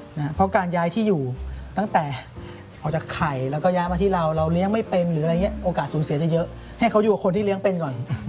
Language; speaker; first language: Thai; native; Thai